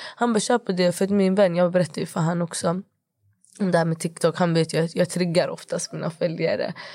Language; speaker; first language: Swedish; early bilingual, other home language; Kurdish